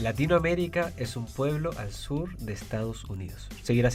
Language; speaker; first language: Spanish; native; Spanish